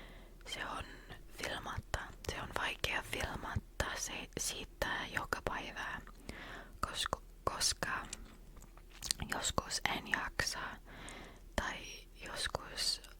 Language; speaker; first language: Finnish; non-native, learner; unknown